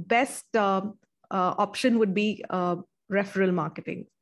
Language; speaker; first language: English; non-native, local second language; Tamil